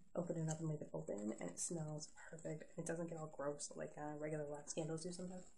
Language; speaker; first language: English; native; English